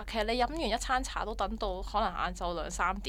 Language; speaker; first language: Chinese; native; Chinese